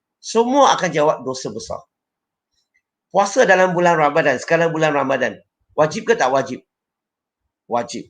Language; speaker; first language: Malay; non-native, local second language; Chinese